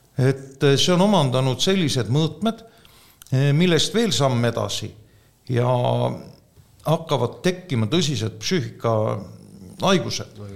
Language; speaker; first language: Estonian; native; Estonian